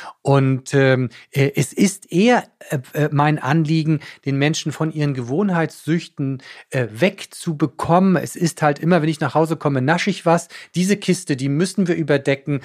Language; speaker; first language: German; native; German